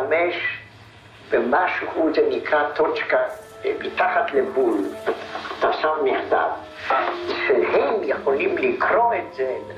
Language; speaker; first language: Hebrew; non-native, fluent; Polish